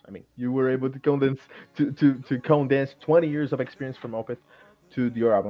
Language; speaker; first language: English; non-native, fluent; Portuguese